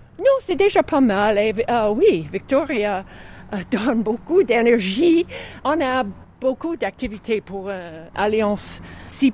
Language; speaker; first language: French; non-native, fluent; English